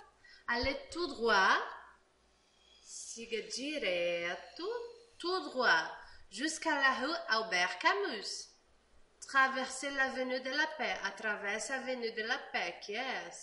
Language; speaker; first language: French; non-native, fluent; Portuguese